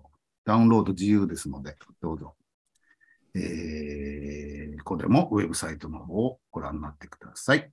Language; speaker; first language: Japanese; native; Japanese